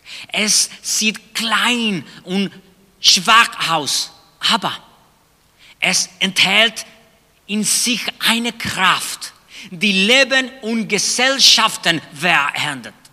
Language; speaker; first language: German; non-native, fluent; Spanish